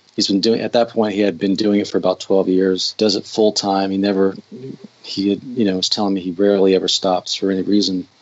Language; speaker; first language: English; native; English